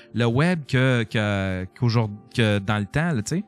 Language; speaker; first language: French; native; French